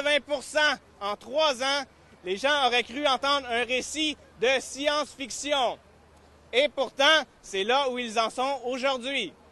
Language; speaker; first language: French; native; French